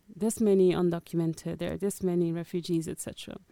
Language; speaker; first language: English; early bilingual, other home language; Portuguese